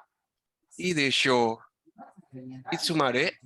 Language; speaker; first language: Japanese; non-native, learner; Indonesian